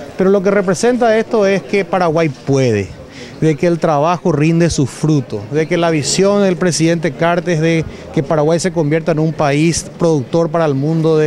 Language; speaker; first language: Spanish; native; Spanish